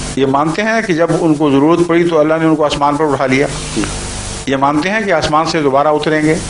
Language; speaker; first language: Urdu; native; Urdu